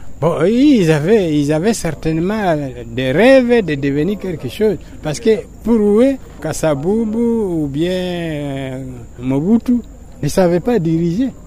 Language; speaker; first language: French; non-native, local second language; Swahili